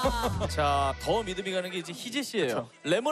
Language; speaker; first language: Korean; native; Korean